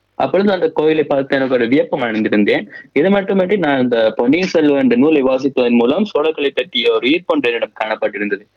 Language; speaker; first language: Tamil; native; Tamil